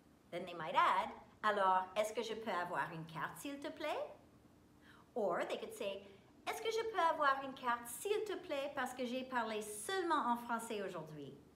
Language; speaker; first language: French; non-native, fluent; English